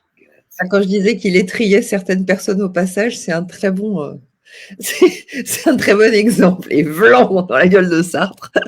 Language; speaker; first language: French; native; French